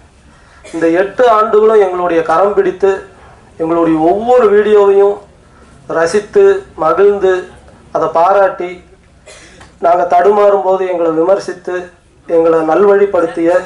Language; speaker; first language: Tamil; native; Tamil